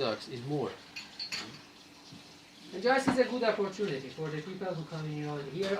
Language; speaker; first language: English; non-native, fluent; Persian